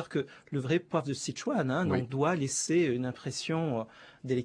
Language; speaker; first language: French; native; French